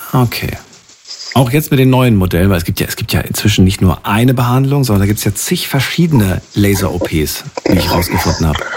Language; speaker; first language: German; native; German